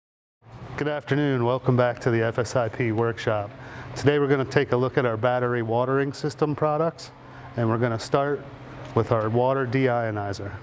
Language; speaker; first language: English; native; English